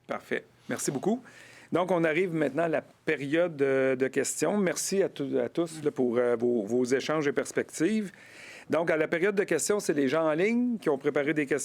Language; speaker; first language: French; native; French